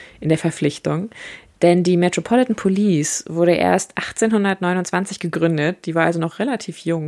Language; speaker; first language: German; native; German